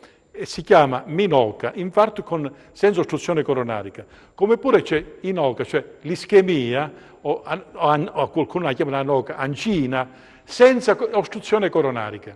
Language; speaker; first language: Italian; native; Italian